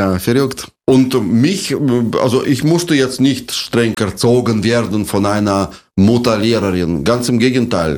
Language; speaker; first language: German; non-native, fluent; Russian